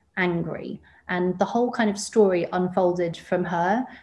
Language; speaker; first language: English; native; English